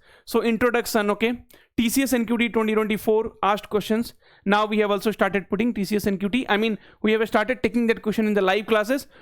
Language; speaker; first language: English; non-native, local second language; Hindi